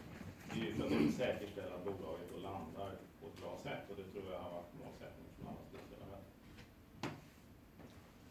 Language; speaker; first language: Swedish; native; Swedish